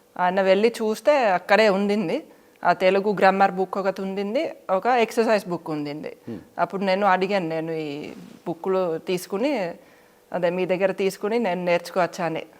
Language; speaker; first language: Telugu; non-native, fluent; Finnish